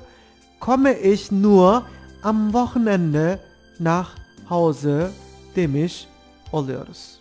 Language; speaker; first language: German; non-native, fluent; Turkish